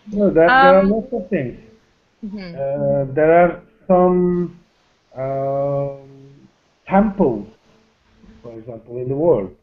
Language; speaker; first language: English; non-native, learner; Turkish